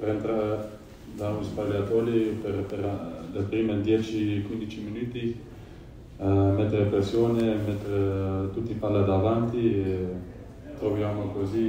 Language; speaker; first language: Italian; non-native, learner; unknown